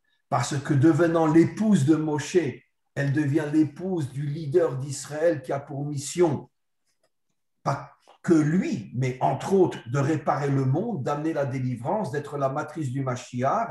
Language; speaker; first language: French; native; French